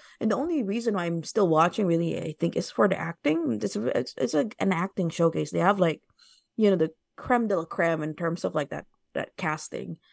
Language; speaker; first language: English; native; English